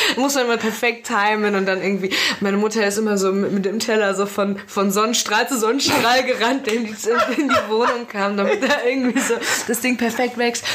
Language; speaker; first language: German; early bilingual, other home language; Persian